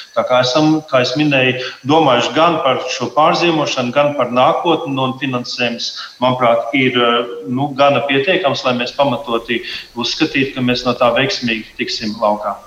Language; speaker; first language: Latvian; native; Latvian